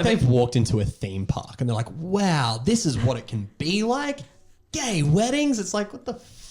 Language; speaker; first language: English; native; English